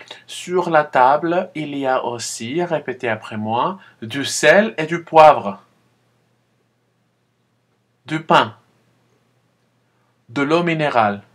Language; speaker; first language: French; non-native, fluent; Spanish